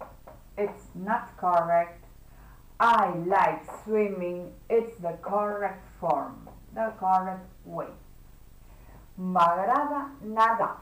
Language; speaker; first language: English; non-native, fluent; Catalan